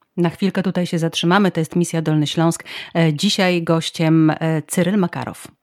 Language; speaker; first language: Polish; native; Polish